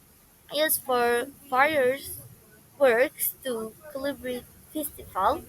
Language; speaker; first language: English; non-native, learner; Indonesian